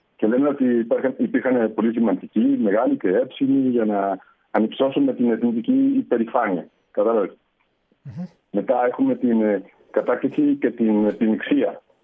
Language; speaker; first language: Greek; non-native, fluent; Spanish